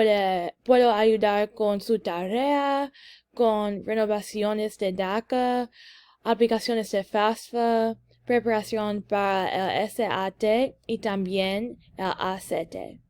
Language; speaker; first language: Spanish; early bilingual, heritage; English